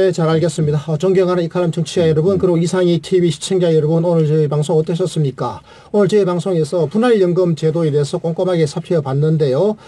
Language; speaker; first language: Korean; native; Korean